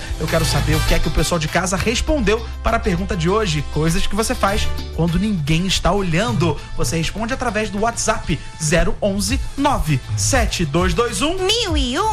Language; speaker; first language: Portuguese; native; Portuguese